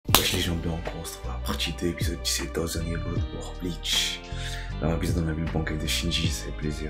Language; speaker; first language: French; native; French